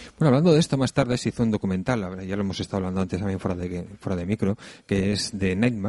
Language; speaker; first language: Spanish; native; Spanish